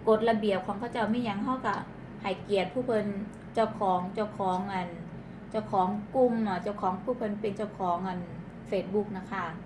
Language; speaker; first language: Thai; non-native, local second language; Northeastern Thai